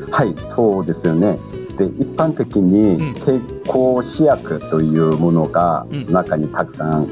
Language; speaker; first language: Japanese; non-native, fluent; Korean